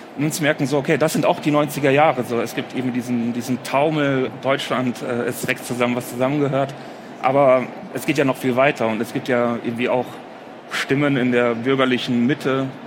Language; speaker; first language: German; early bilingual, other home language; Polish